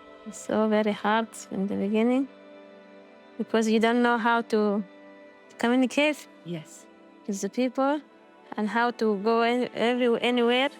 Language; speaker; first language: English; non-native, learner; Arabic